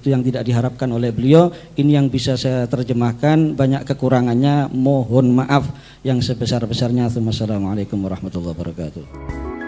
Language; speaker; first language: Indonesian; native; Indonesian